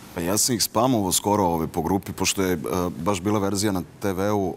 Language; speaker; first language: Serbian; native; Serbian